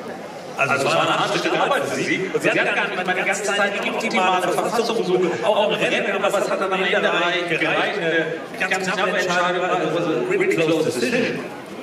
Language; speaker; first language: German; native; German